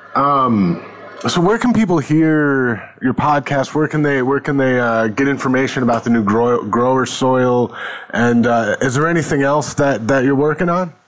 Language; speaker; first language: English; native; English